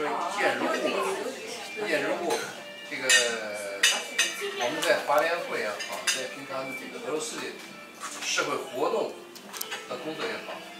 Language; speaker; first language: Russian; non-native, learner; Chinese